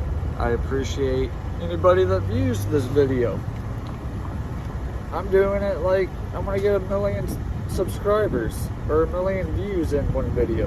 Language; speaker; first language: English; native; English